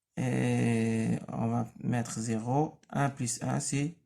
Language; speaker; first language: French; non-native, local second language; Arabic